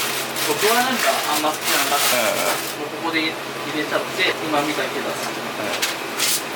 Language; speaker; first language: Japanese; native; Japanese